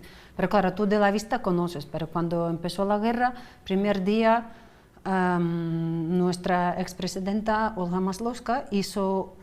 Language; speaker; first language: Spanish; non-native, fluent; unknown